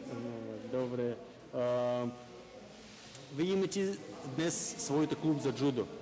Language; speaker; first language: Bulgarian; non-native, learner; Russian